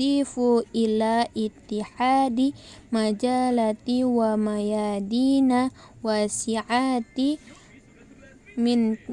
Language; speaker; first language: Arabic; non-native, learner; Indonesian